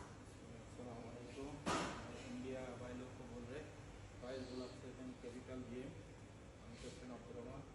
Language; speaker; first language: Hindi; non-native, local second language; Bangla